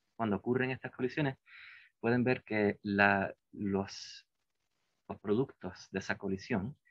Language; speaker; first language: Spanish; native; Spanish